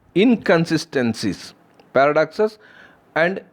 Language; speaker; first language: English; non-native, local second language; Kannada